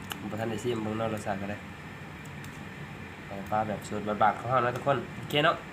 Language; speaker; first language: Thai; non-native, local second language; Northeastern Thai